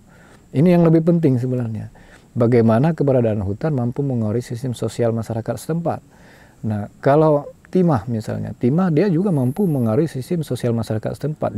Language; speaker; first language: Indonesian; non-native, local second language; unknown